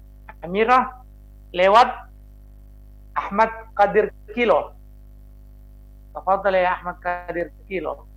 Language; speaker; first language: Arabic; non-native, fluent; Indonesian